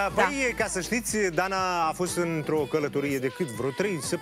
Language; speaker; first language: Romanian; native; Romanian